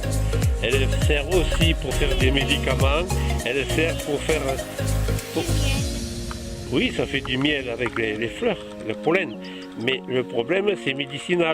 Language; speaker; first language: French; native; French